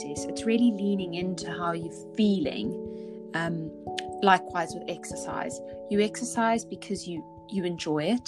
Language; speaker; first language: English; native; English